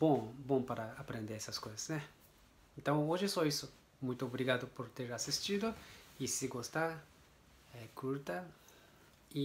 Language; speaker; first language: Portuguese; non-native, learner; Japanese